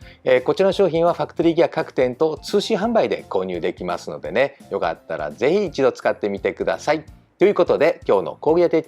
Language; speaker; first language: Japanese; native; Japanese